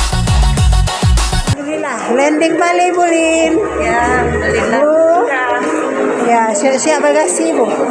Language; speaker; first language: Indonesian; native; Indonesian